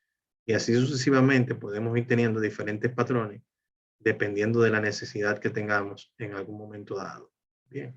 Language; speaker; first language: Spanish; native; Spanish